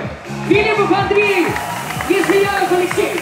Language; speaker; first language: Russian; native; Russian